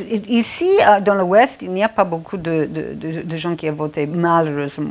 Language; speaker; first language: French; non-native, fluent; English